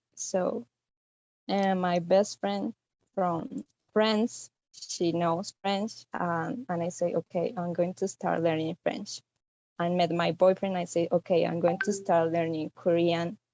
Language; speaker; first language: English; non-native, fluent; Spanish